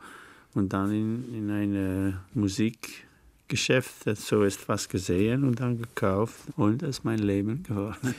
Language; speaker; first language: German; non-native, fluent; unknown